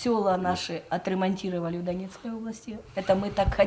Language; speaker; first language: Russian; native; Russian